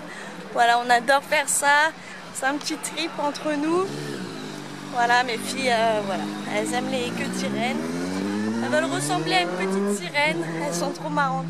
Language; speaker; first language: French; native; French